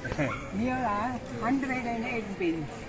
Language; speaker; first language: English; non-native, local second language; Marathi